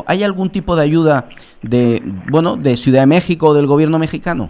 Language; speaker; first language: Spanish; native; Spanish